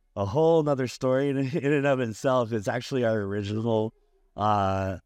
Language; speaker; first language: English; native; English